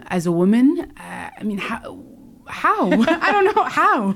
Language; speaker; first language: English; native; English